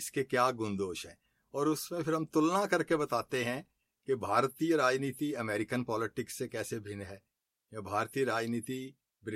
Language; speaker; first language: Hindi; native; Hindi